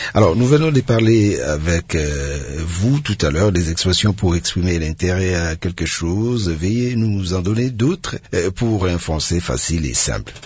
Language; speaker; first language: French; non-native, local second language; Lingala